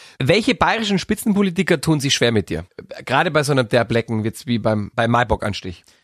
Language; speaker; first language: German; native; German